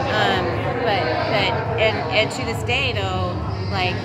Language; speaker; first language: English; native; English